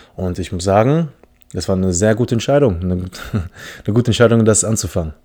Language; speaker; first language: German; early bilingual, other home language; English